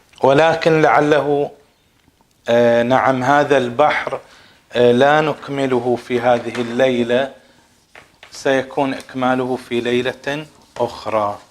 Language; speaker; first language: Arabic; native; Arabic